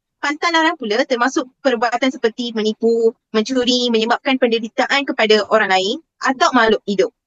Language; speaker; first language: Malay; non-native, local second language; Tamil